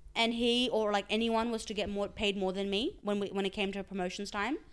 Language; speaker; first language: English; early bilingual, other home language; Urdu